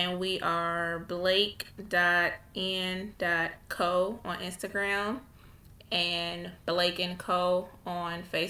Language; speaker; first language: English; native; English